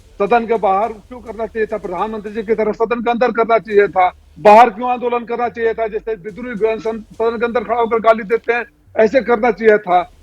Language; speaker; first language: Hindi; native; Hindi